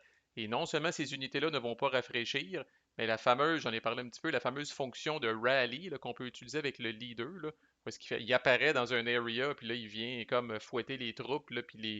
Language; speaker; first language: French; native; French